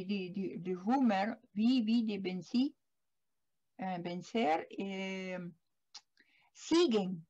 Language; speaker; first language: German; non-native, learner; Spanish